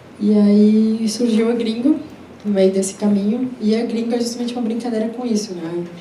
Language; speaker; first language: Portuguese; early bilingual, other home language; Spanish